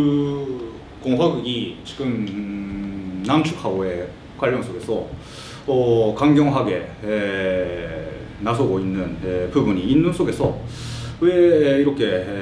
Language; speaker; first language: Korean; early bilingual, heritage; Korean